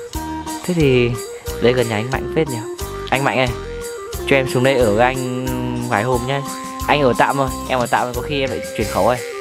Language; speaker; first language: Vietnamese; native; Vietnamese